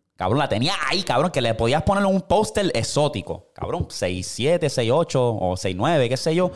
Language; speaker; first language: Spanish; native; Spanish